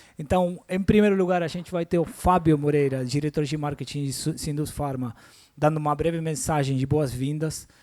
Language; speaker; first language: Portuguese; non-native, fluent; Spanish